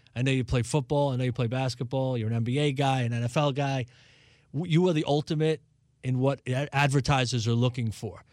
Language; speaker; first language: English; native; English